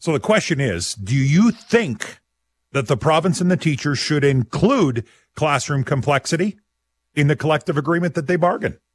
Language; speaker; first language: English; native; English